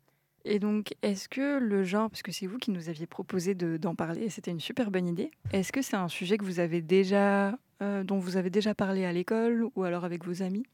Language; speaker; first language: French; native; French